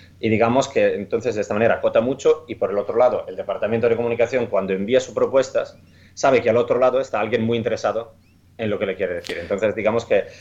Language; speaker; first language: Spanish; non-native, fluent; Italian